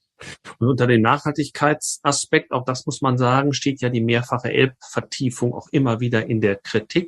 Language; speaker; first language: German; native; German